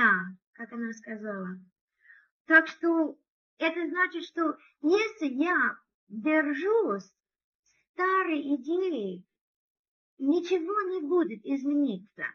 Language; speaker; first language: Russian; non-native, learner; English